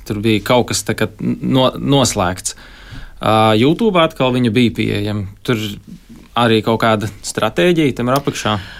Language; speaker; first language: Latvian; native; Latvian